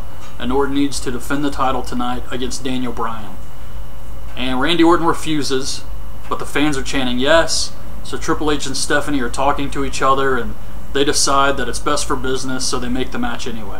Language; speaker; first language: English; native; English